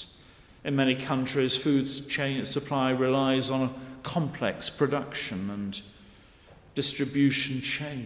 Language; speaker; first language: English; native; English